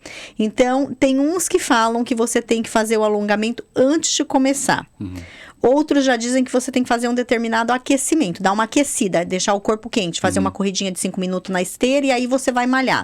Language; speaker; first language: Portuguese; native; Portuguese